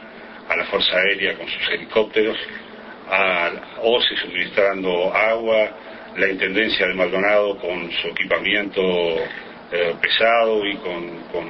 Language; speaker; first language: Spanish; native; Spanish